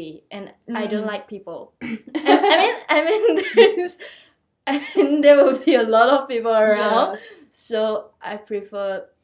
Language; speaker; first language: English; non-native, local second language; Chinese